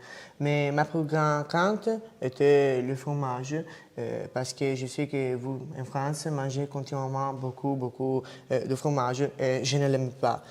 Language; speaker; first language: French; non-native, learner; Italian